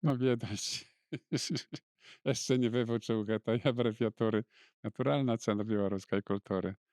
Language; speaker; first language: Polish; non-native, local second language; Belarusian